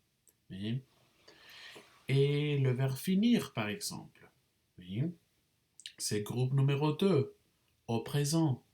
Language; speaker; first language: French; non-native, fluent; English